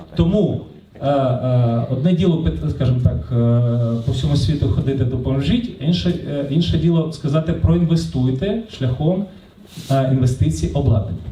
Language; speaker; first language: Ukrainian; non-native, local second language; Russian